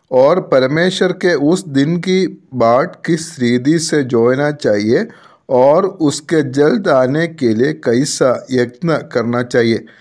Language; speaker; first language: Hindi; non-native, local second language; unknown